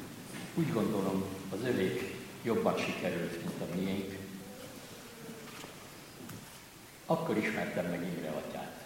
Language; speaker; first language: Hungarian; native; Hungarian